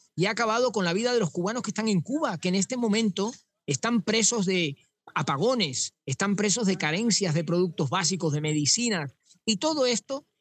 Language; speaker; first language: Spanish; native; Spanish